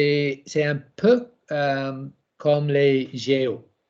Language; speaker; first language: French; non-native, learner; English